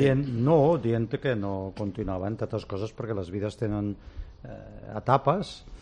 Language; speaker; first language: Catalan; native; Catalan